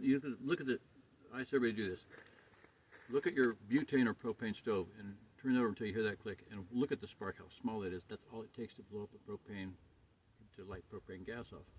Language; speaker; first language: English; native; English